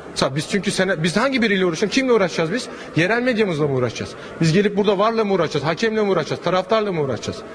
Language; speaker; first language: Turkish; native; Turkish